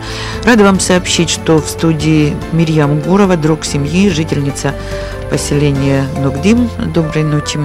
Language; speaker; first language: Russian; native; Russian